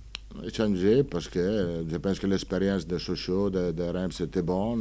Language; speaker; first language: French; non-native, fluent; Italian